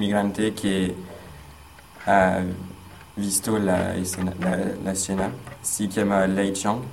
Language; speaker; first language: Italian; non-native, learner; French